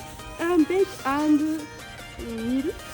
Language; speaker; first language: English; non-native, learner; Japanese